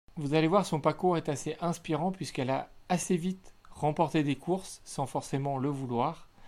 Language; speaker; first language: French; native; French